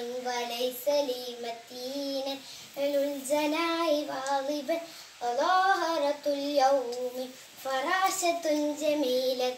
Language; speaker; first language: Arabic; non-native, learner; Malayalam